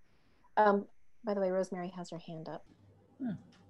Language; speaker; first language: English; native; English